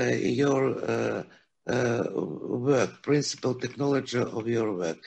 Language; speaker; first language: English; non-native, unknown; Ukrainian